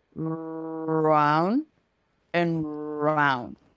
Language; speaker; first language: English; non-native, fluent; Spanish